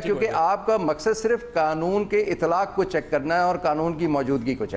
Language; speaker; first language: Urdu; native; Urdu